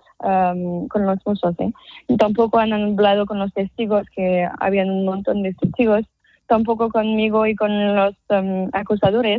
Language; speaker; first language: Spanish; non-native, fluent; French